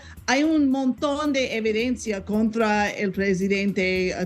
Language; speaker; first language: Spanish; non-native, learner; English